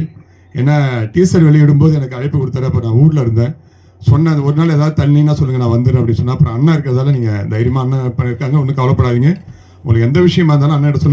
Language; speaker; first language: Tamil; native; Tamil